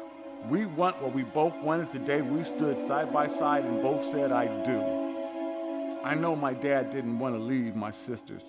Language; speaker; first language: English; native; English